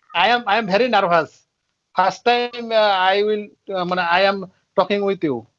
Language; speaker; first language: English; non-native, learner; Bangla